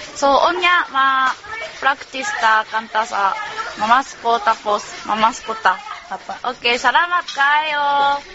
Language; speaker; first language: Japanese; native; Japanese